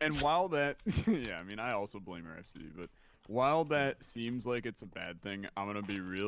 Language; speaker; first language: English; native; English